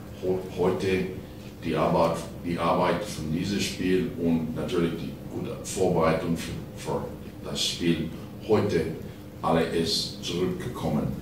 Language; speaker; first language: German; non-native, fluent; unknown